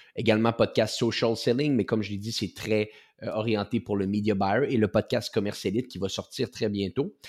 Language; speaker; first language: French; native; French